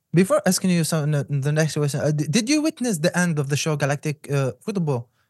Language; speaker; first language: English; non-native, fluent; Arabic